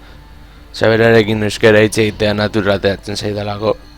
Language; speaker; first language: Basque; non-native, local second language; Spanish